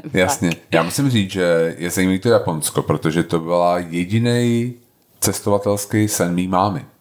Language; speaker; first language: Czech; native; Czech